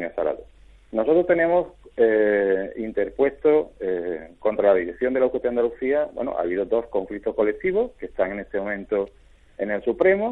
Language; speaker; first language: Spanish; native; Spanish